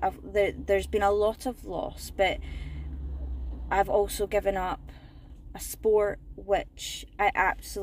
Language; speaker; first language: English; native; English